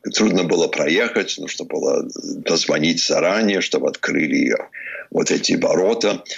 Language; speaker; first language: Russian; early bilingual, heritage; English